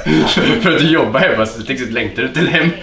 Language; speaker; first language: Swedish; native; Swedish